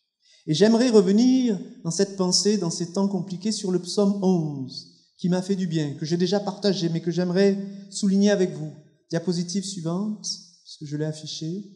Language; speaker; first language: French; native; French